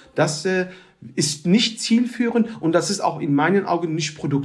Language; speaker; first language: German; early bilingual, other home language; Turkish